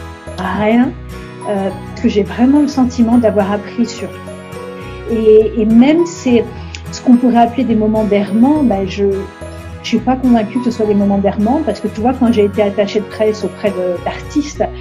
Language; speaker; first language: French; native; French